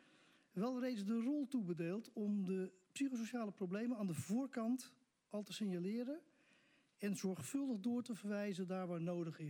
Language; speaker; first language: Dutch; native; Dutch